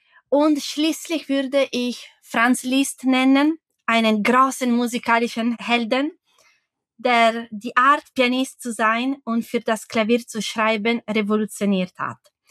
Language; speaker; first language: German; non-native, fluent; Italian